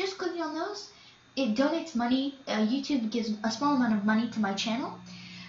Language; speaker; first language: English; native; English